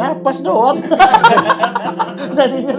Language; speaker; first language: Indonesian; native; Indonesian